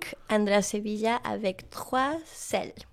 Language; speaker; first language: French; non-native, learner; Spanish